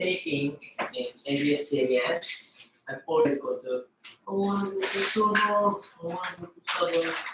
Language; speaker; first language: English; non-native, learner; Filipino